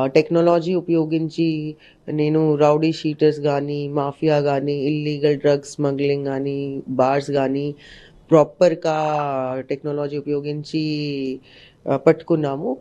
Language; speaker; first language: Telugu; non-native, learner; Hindi